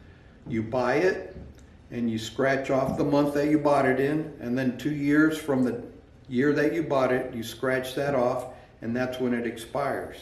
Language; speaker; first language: English; native; English